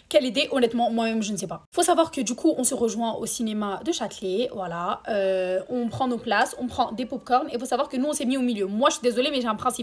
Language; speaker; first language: French; native; French